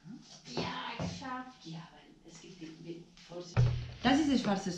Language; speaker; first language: German; non-native, learner; Spanish